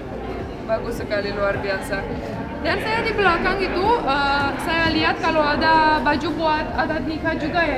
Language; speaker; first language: Indonesian; non-native, fluent; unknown